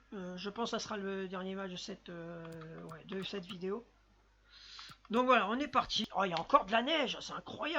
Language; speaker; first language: French; native; French